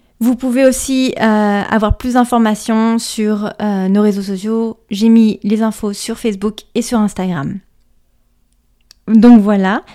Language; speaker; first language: French; native; French